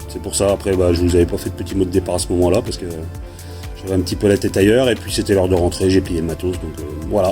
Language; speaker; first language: French; native; French